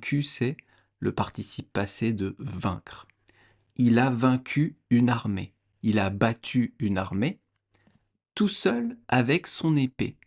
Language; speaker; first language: French; native; French